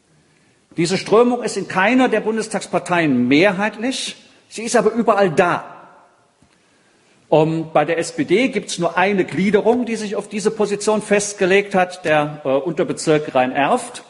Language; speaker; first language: German; native; German